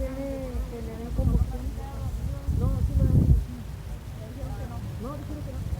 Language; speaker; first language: Spanish; native; Spanish